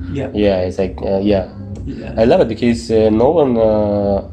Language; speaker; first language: English; non-native, learner; Russian